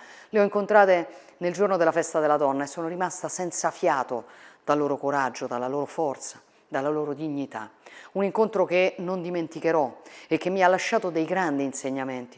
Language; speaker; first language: Italian; native; Italian